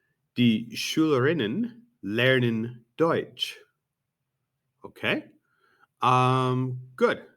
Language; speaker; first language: German; non-native, learner; English